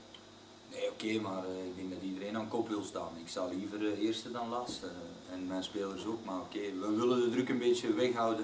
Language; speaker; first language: Dutch; native; Dutch